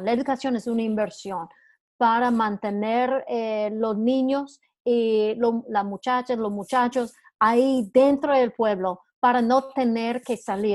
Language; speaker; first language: Spanish; non-native, fluent; English